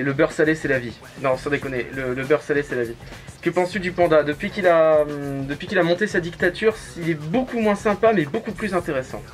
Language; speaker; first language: French; native; French